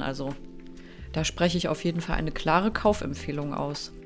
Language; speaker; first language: German; native; German